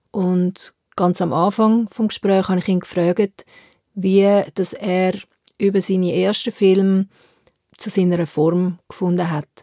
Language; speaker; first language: German; native; German